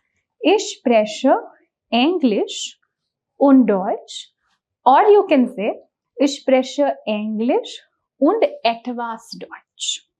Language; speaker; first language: German; non-native, fluent; English